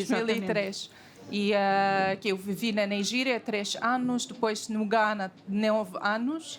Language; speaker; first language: Portuguese; non-native, fluent; Arabic